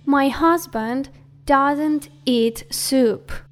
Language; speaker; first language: English; non-native, fluent; Ukrainian